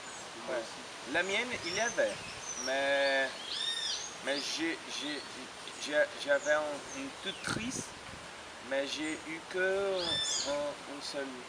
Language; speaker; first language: French; non-native, fluent; Portuguese